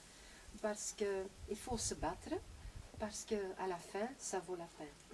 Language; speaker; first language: French; non-native, local second language; Dutch